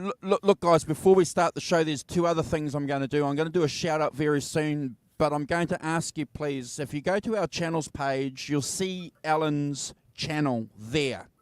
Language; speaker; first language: English; native; English